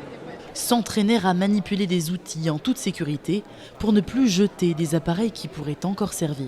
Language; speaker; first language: French; native; French